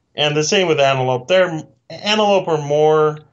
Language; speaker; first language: English; native; English